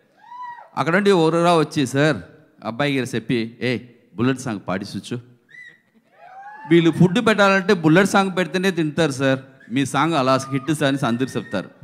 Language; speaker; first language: Telugu; non-native, learner; Tamil